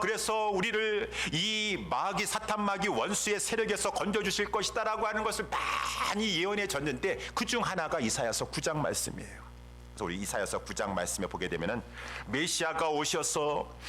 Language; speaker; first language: Korean; native; Korean